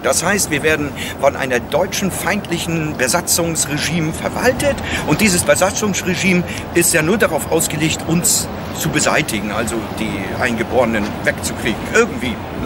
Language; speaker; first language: German; native; German